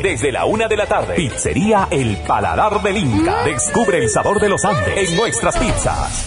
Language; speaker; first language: Spanish; native; Spanish